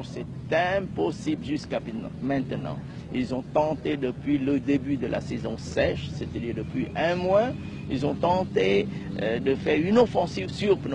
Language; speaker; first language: French; non-native, local second language; Khmer